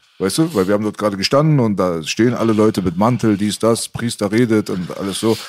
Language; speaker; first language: German; early bilingual, other home language; Persian